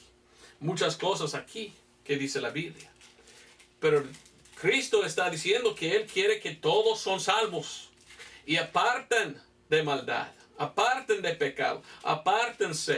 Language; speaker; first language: Spanish; non-native, fluent; English